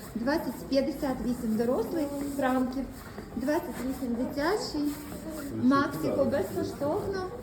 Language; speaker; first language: Ukrainian; native; Ukrainian